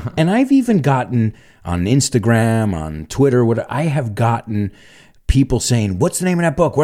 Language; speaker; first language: English; native; English